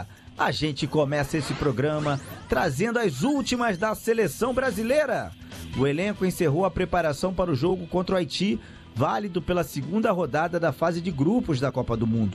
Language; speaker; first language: Portuguese; native; Portuguese